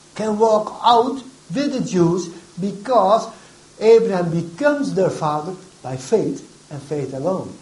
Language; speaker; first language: English; non-native, fluent; Dutch